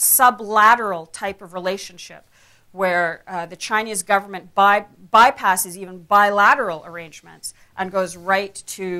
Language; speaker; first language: English; native; English